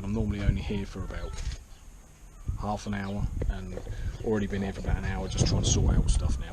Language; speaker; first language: English; native; English